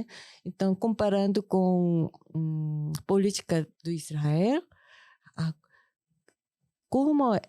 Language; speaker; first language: Portuguese; non-native, fluent; Korean